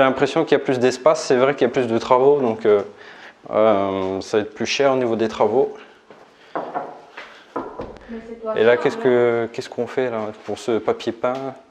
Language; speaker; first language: French; native; French